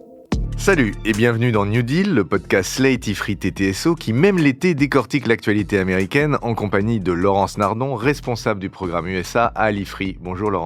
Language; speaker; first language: French; native; French